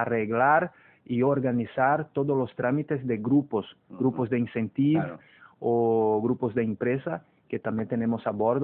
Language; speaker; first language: Spanish; non-native, fluent; Portuguese